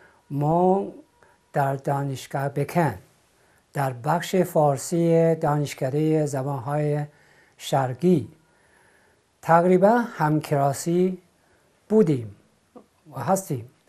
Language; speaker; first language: Persian; non-native, fluent; Chinese